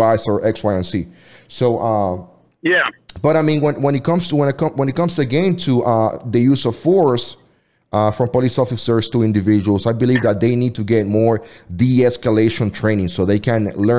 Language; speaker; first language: English; non-native, fluent; Spanish